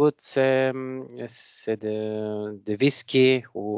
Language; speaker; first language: French; non-native, learner; Macedonian